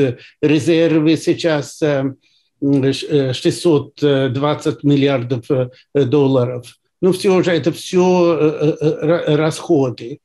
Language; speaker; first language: Russian; non-native, fluent; Swedish